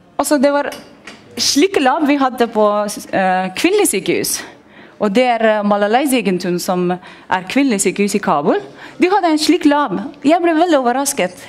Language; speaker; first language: Norwegian; non-native, fluent; Persian